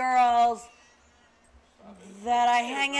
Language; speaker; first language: English; native; English